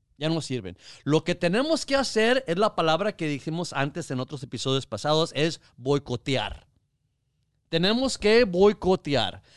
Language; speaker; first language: Spanish; early bilingual, heritage; Spanish